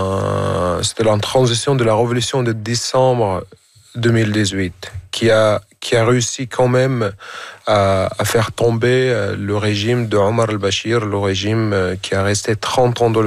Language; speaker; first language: French; non-native, fluent; Arabic